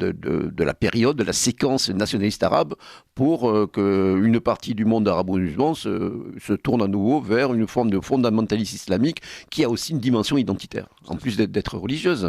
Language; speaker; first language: French; native; French